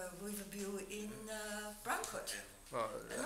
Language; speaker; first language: Welsh; non-native, learner; English